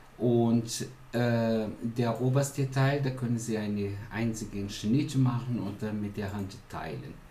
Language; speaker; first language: German; non-native, fluent; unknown